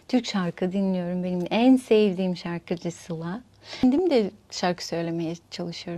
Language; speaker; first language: Turkish; non-native, fluent; Russian